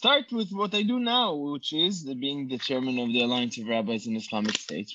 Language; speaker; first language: English; non-native, fluent; Hebrew